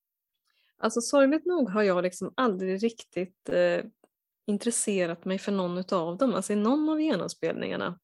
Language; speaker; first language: Swedish; native; Swedish